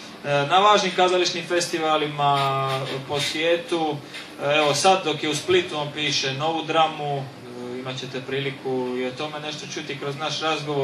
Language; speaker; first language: Bosnian; native; Bosnian